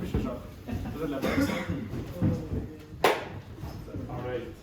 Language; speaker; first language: French; native; French